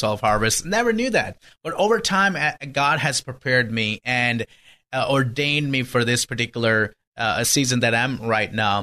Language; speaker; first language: English; non-native, local second language; Urdu